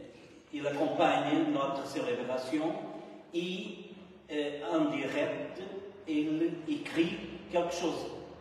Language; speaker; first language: French; non-native, learner; Portuguese